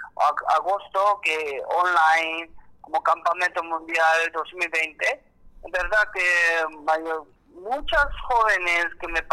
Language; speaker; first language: Spanish; non-native, learner; Korean